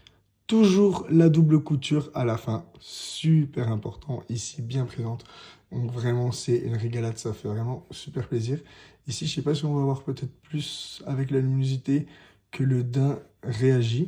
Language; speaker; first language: French; native; French